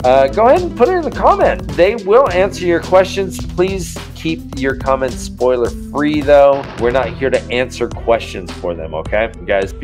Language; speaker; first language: English; native; English